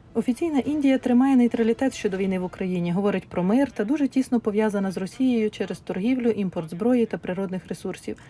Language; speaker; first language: Ukrainian; native; Ukrainian